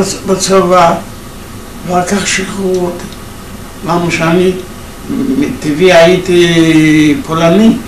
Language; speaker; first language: Hebrew; non-native, fluent; Yiddish